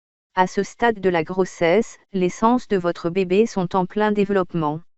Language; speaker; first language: French; native; French